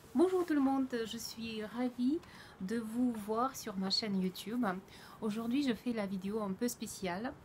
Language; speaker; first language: French; non-native, fluent; Russian